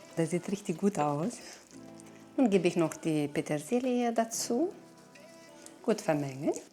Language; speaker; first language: German; non-native, fluent; Romanian